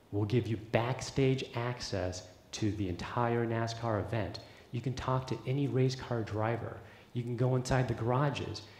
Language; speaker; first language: English; native; English